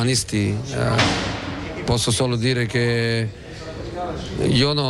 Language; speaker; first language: Italian; non-native, fluent; Portuguese